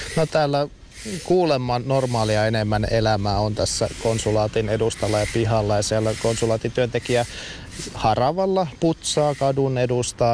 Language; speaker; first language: Finnish; native; Finnish